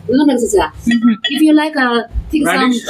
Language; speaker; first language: English; non-native, learner; Chinese